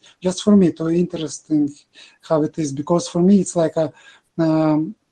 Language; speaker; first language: English; non-native, learner; Ukrainian